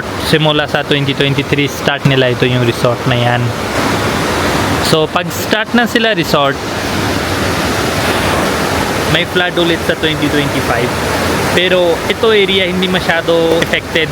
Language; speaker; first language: Filipino; non-native, learner; Punjabi